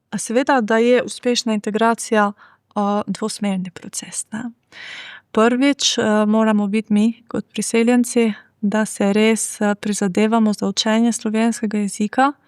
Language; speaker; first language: Slovenian; non-native, fluent; Albanian